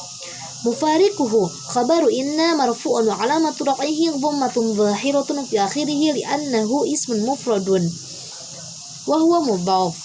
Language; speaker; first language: Arabic; non-native, learner; Indonesian